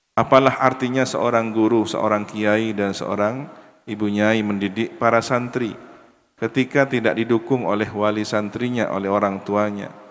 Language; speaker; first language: Malay; non-native, local second language; Madurese